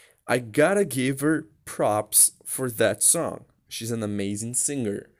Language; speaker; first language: English; non-native, fluent; Portuguese